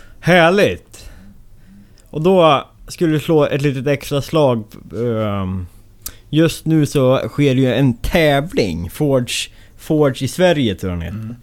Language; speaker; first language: Swedish; native; Swedish